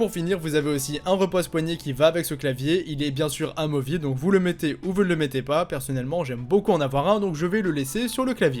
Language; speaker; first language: French; native; French